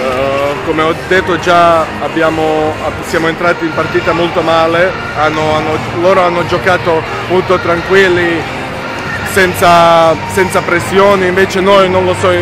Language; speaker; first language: Italian; non-native, fluent; Serbian